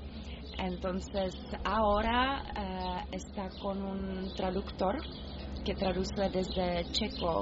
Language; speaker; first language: Spanish; non-native, fluent; Czech